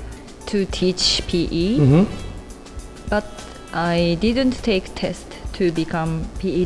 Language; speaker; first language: English; non-native, learner; Japanese